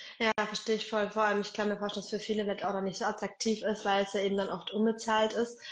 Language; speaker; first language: German; native; German